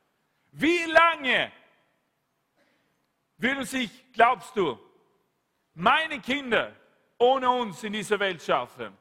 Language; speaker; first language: German; non-native, fluent; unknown